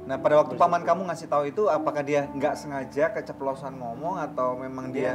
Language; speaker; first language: Indonesian; native; Indonesian